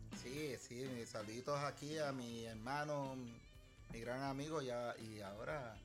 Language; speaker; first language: Spanish; native; Spanish